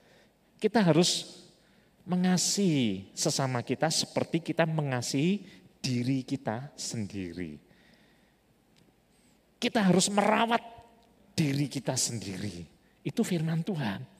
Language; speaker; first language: Indonesian; native; Indonesian